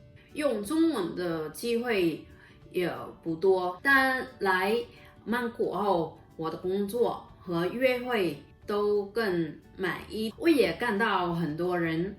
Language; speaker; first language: Chinese; non-native, learner; Vietnamese